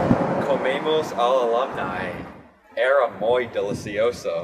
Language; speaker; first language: Spanish; non-native, learner; English